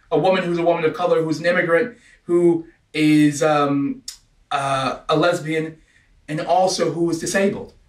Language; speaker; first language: English; native; English